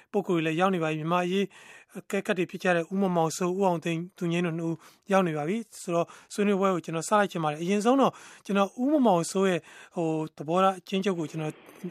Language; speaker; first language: Burmese; native; Burmese